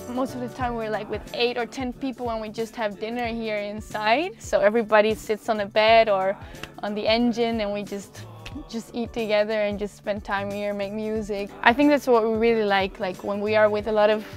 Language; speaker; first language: English; non-native, fluent; Dutch